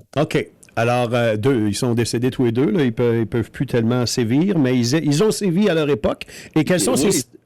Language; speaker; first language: French; native; French